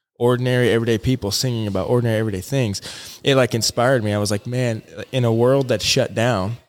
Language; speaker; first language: English; native; English